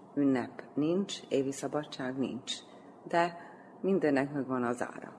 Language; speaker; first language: Hungarian; native; Hungarian